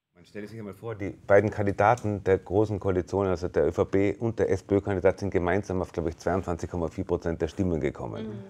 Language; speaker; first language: German; native; German